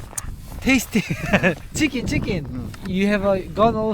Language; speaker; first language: English; non-native, learner; Korean